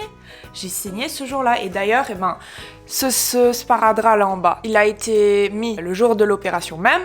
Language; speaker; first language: French; native; French